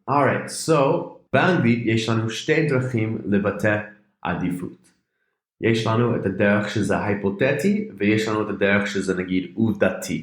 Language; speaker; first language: Hebrew; non-native, fluent; English